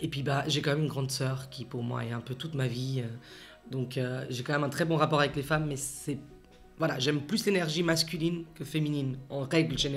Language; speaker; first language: French; early bilingual, other home language; Portuguese